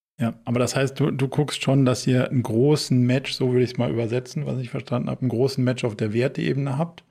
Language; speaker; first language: German; native; German